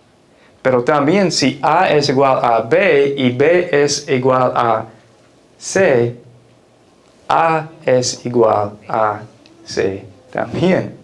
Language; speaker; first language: Spanish; non-native, fluent; English